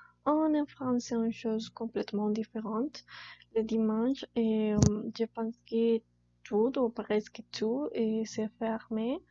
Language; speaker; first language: French; non-native, learner; Spanish